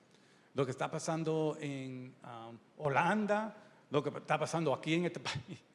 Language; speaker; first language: Spanish; early bilingual, heritage; Spanish